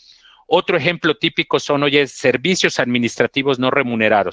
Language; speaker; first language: Spanish; native; Spanish